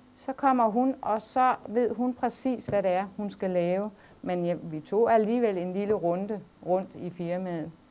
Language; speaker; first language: Danish; native; Danish